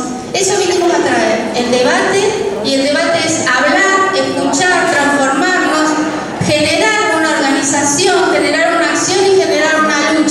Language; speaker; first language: Spanish; native; Spanish